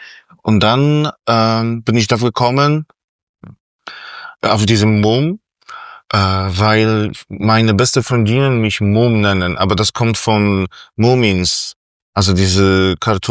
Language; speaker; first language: German; non-native, fluent; Polish